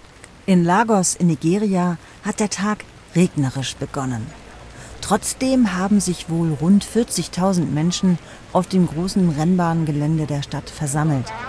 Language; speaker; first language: German; native; German